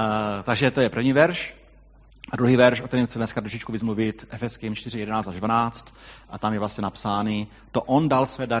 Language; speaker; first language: Czech; native; Czech